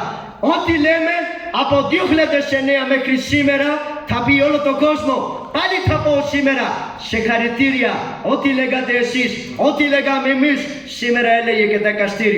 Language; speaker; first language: Greek; non-native, fluent; Urdu